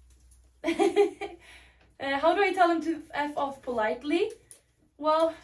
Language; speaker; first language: English; non-native, fluent; Swedish